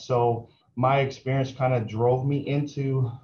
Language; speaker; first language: English; native; English